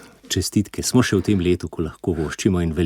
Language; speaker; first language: Slovenian; native; Slovenian